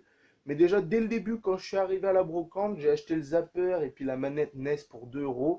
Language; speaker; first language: French; native; French